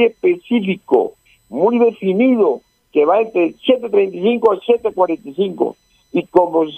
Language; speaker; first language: Spanish; native; Spanish